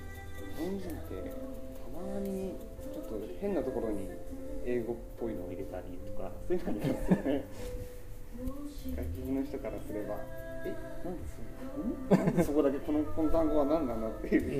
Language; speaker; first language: Japanese; native; Japanese